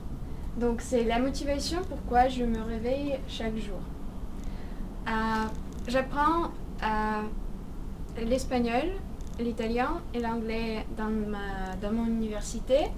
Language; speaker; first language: French; non-native, fluent; Russian